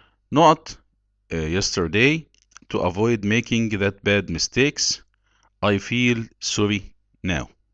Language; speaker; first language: English; non-native, fluent; Arabic